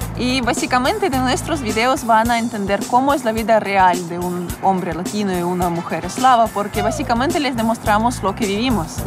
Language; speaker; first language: Spanish; non-native, fluent; Russian